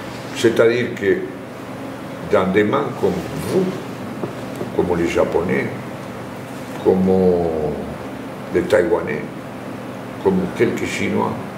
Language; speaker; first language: French; non-native, fluent; Spanish